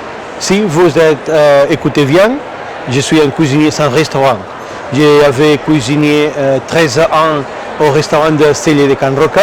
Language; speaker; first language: French; non-native, learner; Catalan